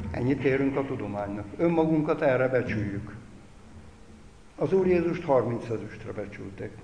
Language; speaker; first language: Hungarian; native; Hungarian